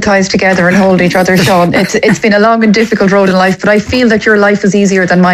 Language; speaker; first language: English; native; English